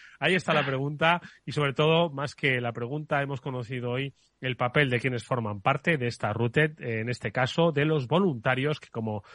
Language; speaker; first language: Spanish; native; Spanish